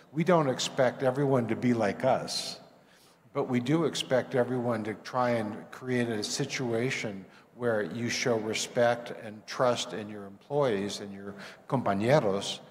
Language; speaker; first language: English; native; English